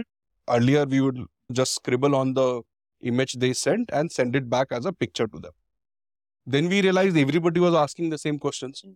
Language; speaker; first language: English; non-native, local second language; Hindi